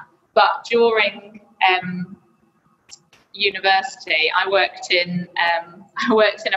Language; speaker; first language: English; native; English